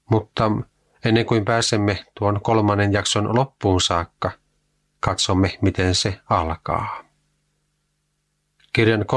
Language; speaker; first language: Finnish; native; Finnish